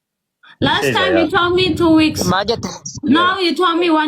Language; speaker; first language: English; non-native, learner; Amharic